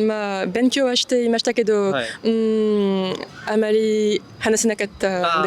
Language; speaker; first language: Japanese; non-native, learner; French